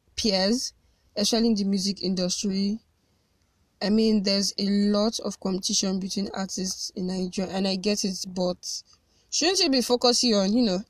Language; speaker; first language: English; non-native, local second language; Yoruba